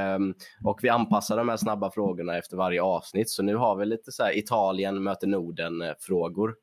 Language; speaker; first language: Swedish; native; Swedish